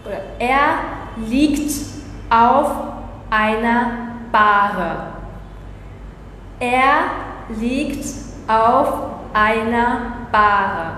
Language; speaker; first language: German; early bilingual, other home language; Vietnamese